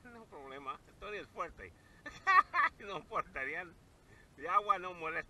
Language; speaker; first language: Spanish; non-native, learner; English